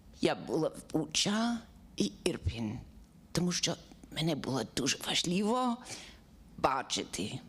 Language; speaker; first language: Ukrainian; non-native, learner; English